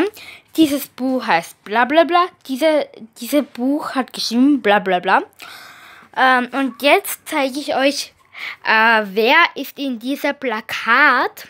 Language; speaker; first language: German; early bilingual, other home language; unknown